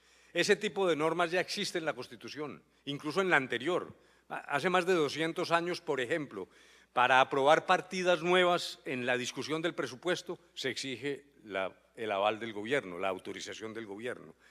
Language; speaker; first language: Spanish; native; Spanish